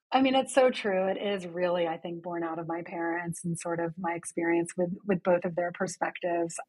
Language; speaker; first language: English; early bilingual, other home language; Greek